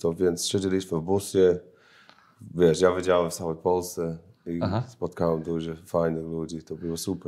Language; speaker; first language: Polish; non-native, learner; English